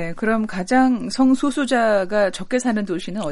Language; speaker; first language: Korean; native; Korean